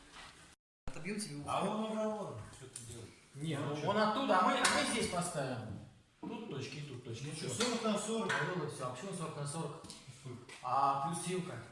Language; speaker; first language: Russian; native; Russian